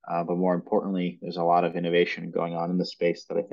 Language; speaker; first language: English; native; English